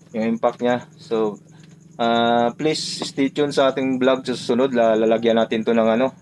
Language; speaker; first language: Filipino; non-native, local second language; Cebuano